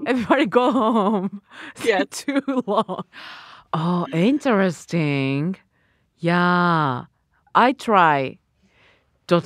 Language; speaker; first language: English; non-native, learner; Japanese